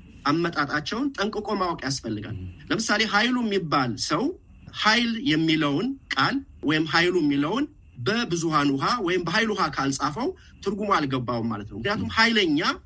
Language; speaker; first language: Amharic; native; Amharic